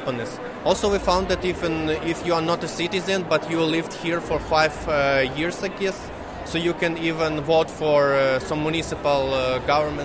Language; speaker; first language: English; non-native, learner; Ukrainian